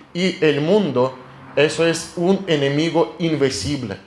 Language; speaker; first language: Spanish; non-native, fluent; Russian